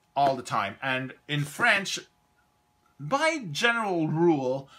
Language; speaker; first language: English; native; English